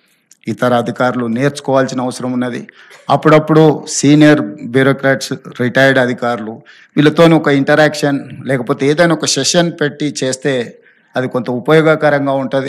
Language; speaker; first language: Telugu; native; Telugu